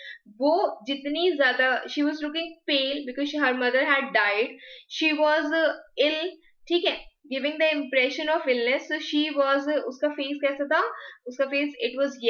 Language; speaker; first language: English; non-native, local second language; Hindi